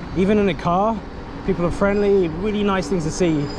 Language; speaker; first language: English; native; English